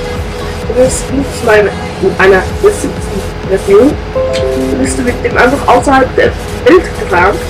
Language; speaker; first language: German; native; German